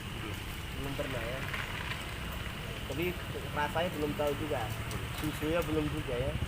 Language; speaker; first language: Indonesian; non-native, learner; Somali